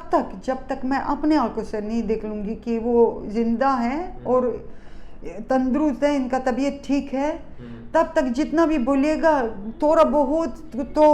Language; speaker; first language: Hindi; non-native, fluent; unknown